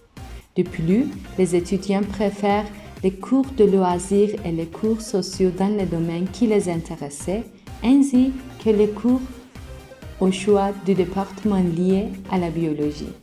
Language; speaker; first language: French; non-native, learner; Turkish